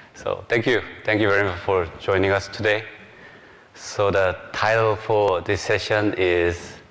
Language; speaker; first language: English; non-native, fluent; Korean